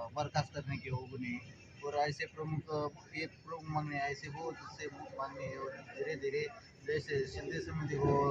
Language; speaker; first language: Hindi; non-native, local second language; Marathi